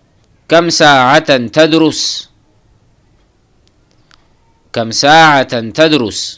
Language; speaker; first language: Arabic; non-native, fluent; Urdu